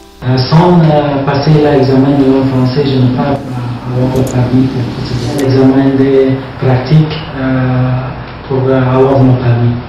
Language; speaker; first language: French; non-native, learner; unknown